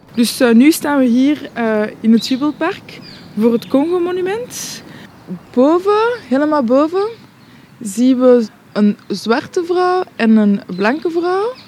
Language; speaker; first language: Dutch; non-native, local second language; French